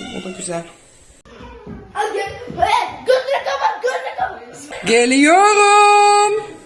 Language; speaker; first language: Turkish; non-native, fluent; Dutch